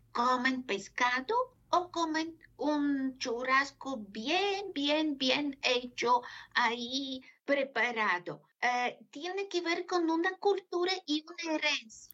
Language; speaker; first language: Spanish; non-native, fluent; Bulgarian